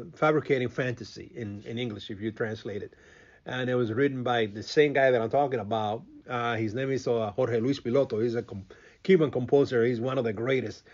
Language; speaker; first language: English; non-native, fluent; Spanish